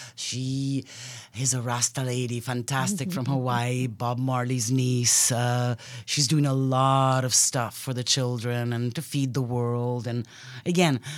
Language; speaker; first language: English; early bilingual, other home language; Italian